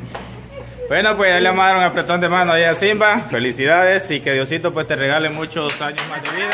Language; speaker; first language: Spanish; native; Spanish